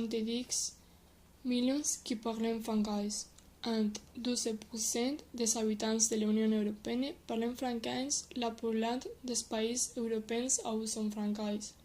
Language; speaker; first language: French; non-native, learner; Spanish